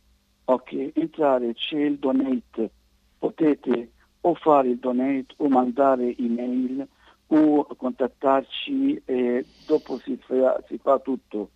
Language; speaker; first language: Italian; non-native, fluent; Arabic